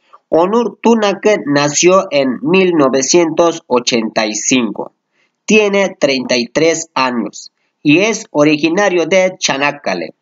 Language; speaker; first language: Spanish; non-native, fluent; Turkish